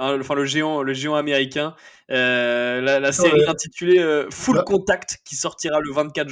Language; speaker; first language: French; native; French